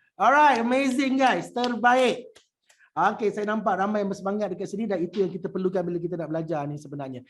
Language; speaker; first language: Malay; native; Malay